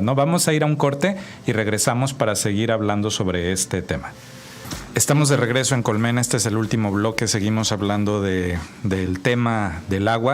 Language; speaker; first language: Spanish; native; Spanish